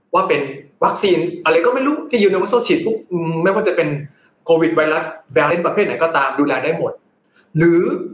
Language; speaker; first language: Thai; native; Thai